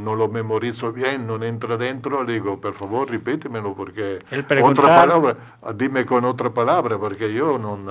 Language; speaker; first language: Spanish; non-native, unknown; Italian